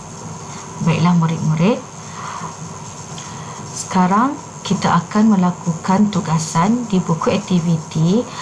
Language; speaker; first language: Malay; native; Malay